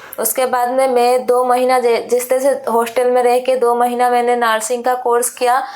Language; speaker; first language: Hindi; non-native, local second language; Sadri